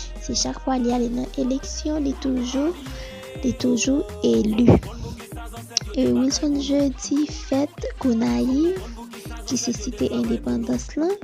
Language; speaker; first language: French; non-native, learner; Haitian Creole